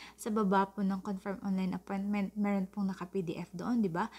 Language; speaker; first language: Filipino; non-native, local second language; Cebuano